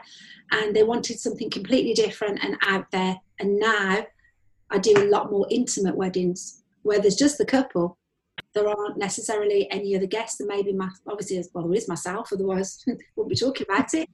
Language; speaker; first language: English; native; English